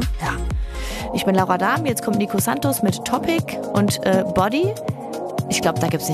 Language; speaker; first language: German; native; German